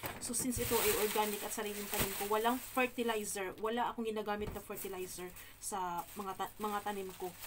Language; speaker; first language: Filipino; non-native, local second language; Cebuano